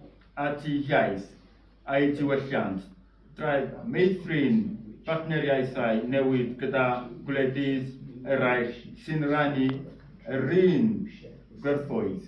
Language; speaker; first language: Welsh; non-native, fluent; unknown